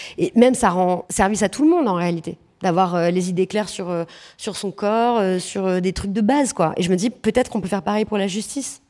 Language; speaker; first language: French; native; French